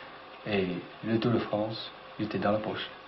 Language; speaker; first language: French; non-native, fluent; Dutch